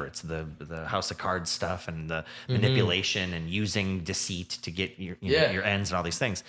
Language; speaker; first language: English; native; English